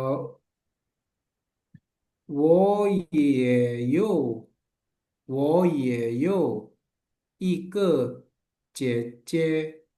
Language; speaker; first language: Chinese; non-native, learner; Indonesian